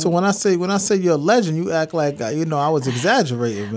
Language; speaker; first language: English; native; English